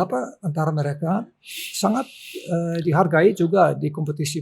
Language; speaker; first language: Indonesian; non-native, local second language; Dutch